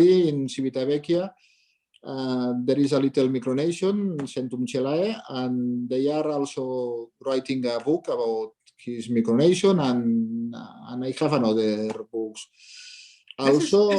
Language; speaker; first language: English; non-native, learner; Catalan